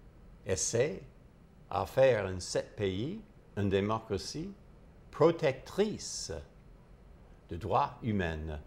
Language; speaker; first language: French; non-native, fluent; English